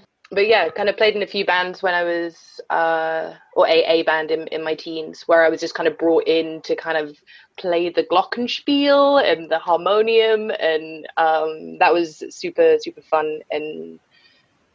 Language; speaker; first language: English; native; English